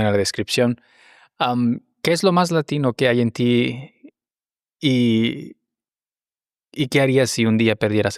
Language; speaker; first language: Spanish; native; Spanish